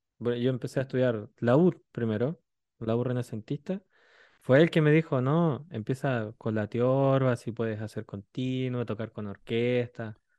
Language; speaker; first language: Spanish; native; Spanish